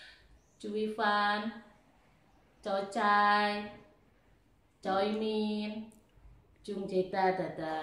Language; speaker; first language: Chinese; non-native, learner; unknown